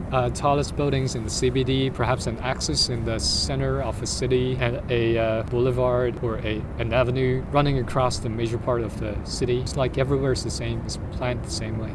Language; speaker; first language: English; non-native, fluent; Chinese